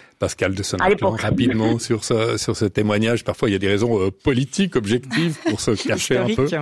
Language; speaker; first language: French; native; French